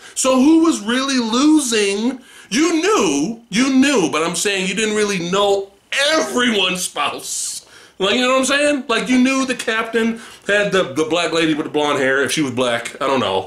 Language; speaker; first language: English; native; English